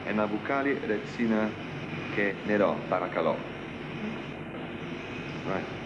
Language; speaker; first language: Greek; non-native, learner; English